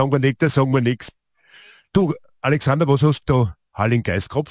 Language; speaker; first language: German; native; German